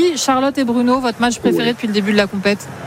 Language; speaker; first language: French; native; French